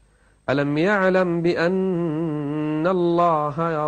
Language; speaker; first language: Arabic; native; Arabic